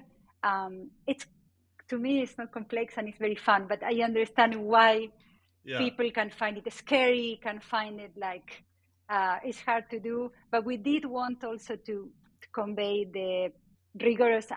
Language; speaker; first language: English; non-native, fluent; Spanish